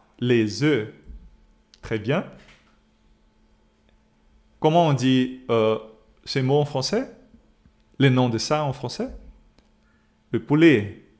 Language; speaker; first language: French; non-native, fluent; Portuguese